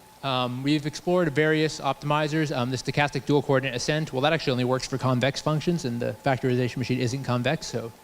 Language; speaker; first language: English; native; English